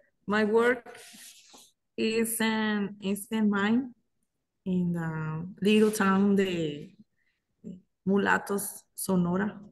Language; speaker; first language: English; non-native, learner; Spanish